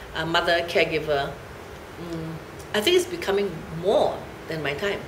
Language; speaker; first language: English; native; English